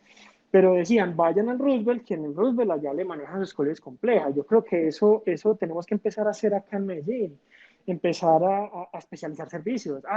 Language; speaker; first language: Spanish; native; Spanish